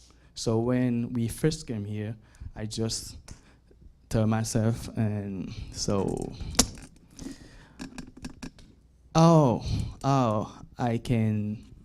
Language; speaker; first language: English; non-native, learner; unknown